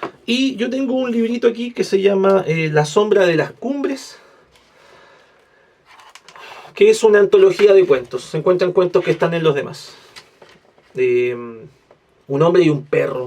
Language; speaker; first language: Spanish; native; Spanish